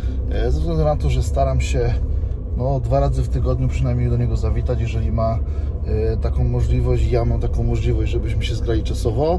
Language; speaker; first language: Polish; native; Polish